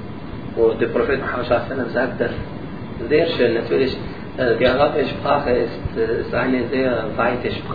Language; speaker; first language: German; non-native, learner; Arabic